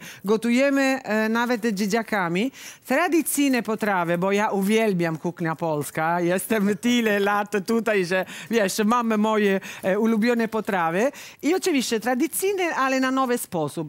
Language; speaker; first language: Polish; non-native, learner; Italian